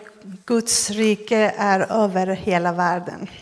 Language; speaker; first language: Swedish; non-native, fluent; Persian